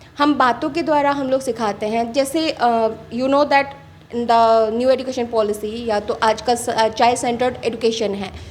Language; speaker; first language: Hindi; non-native, local second language; Assamese